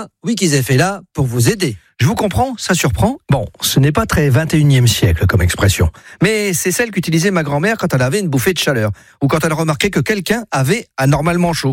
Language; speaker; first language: French; native; French